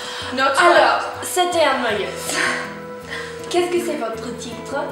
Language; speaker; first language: French; non-native, learner; English